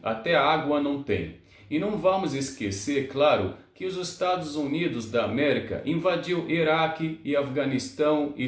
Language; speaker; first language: Portuguese; non-native, learner; Arabic